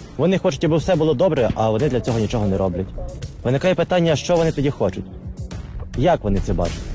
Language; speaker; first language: Ukrainian; native; Ukrainian